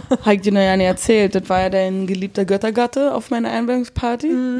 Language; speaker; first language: German; native; German